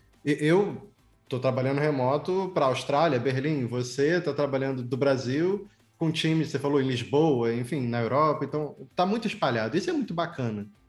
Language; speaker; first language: Portuguese; native; Portuguese